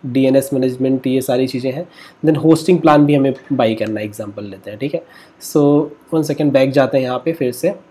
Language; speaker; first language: Hindi; native; Hindi